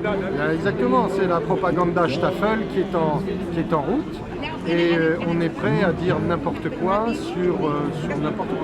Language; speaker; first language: French; native; French